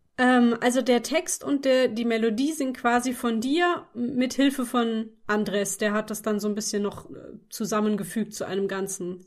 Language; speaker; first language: German; native; German